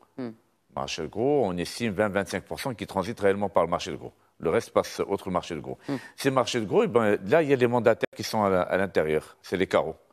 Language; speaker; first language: French; non-native, local second language; Arabic